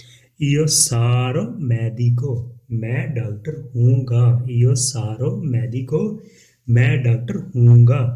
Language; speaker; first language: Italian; non-native, fluent; Urdu